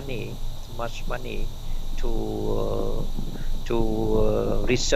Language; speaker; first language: English; non-native, learner; Vietnamese